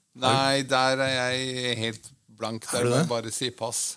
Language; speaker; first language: Norwegian; native; Norwegian